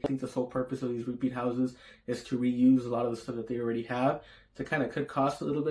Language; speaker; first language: English; native; English